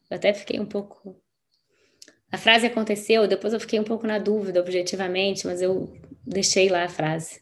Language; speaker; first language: Portuguese; native; Portuguese